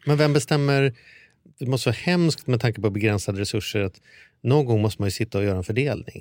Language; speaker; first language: Swedish; native; Swedish